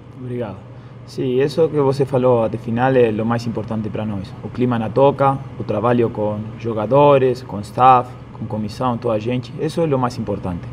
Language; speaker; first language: Portuguese; non-native, fluent; Spanish